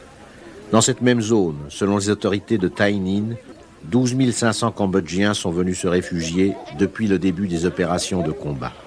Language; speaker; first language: French; native; French